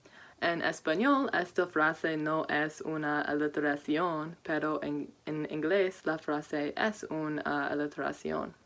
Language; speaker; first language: Spanish; non-native, learner; English